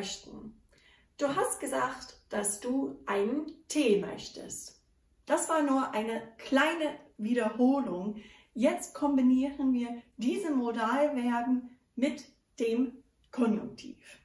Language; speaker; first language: German; non-native, fluent; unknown